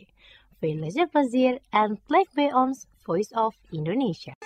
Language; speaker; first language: Dutch; non-native, fluent; Indonesian